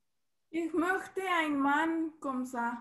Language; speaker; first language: German; non-native, learner; Spanish